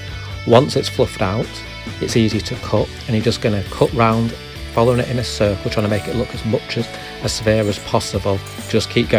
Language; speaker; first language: English; native; English